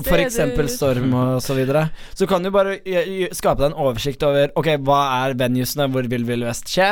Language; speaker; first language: Norwegian; native; Norwegian